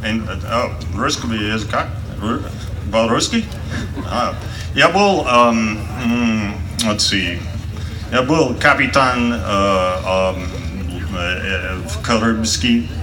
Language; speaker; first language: Russian; non-native, learner; English